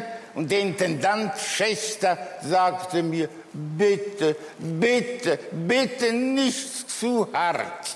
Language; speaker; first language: German; early bilingual, other home language; Polish